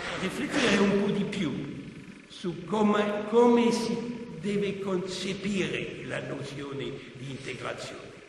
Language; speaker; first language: Italian; non-native, fluent; French